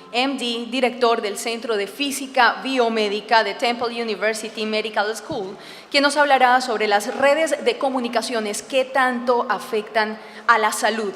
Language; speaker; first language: Spanish; native; Spanish